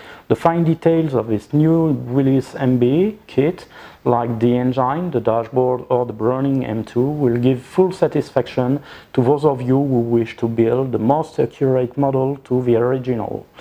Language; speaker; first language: English; non-native, fluent; French